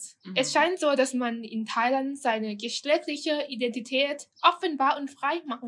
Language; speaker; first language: German; non-native, fluent; Thai